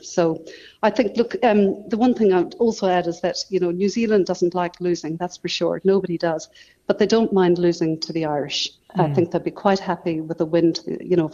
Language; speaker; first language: English; native; English